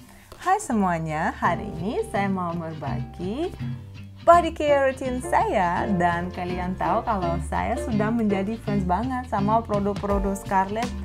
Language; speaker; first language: Indonesian; non-native, fluent; Russian